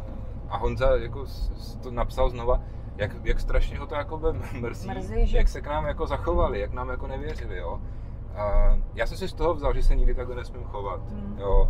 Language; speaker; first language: Czech; native; Czech